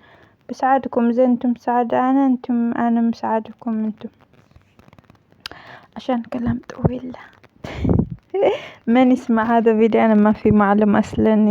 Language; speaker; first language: Arabic; non-native, learner; Amharic